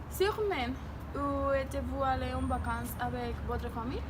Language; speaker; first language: French; non-native, learner; Spanish